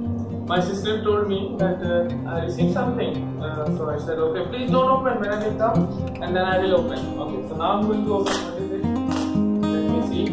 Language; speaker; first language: English; non-native, local second language; Hindi